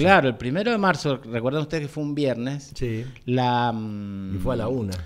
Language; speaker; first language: Spanish; native; Spanish